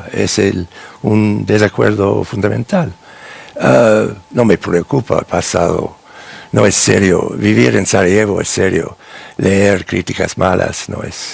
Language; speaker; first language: Spanish; non-native, fluent; English